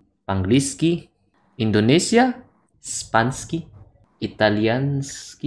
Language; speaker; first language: Russian; non-native, learner; Indonesian